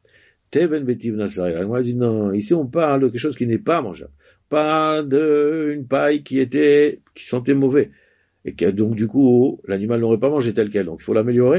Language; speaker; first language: French; native; French